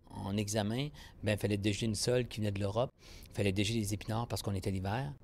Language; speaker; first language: French; native; French